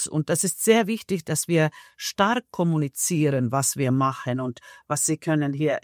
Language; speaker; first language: German; non-native, fluent; Finnish